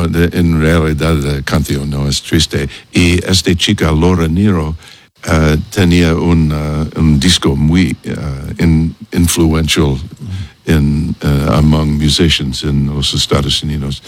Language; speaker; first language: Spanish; non-native, learner; English